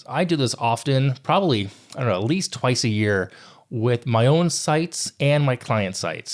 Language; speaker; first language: English; native; English